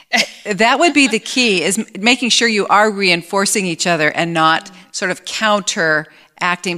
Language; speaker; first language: English; native; English